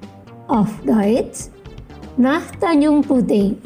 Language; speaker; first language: German; non-native, learner; Indonesian